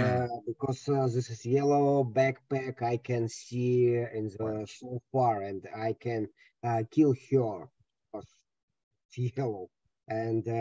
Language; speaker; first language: English; non-native, learner; Russian